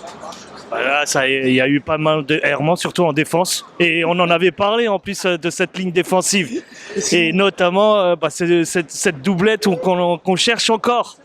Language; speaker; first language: French; native; French